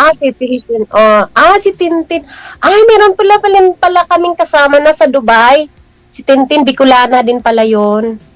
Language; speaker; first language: Filipino; non-native, local second language; Cebuano